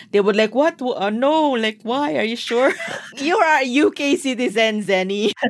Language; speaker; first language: English; non-native, local second language; Chavacano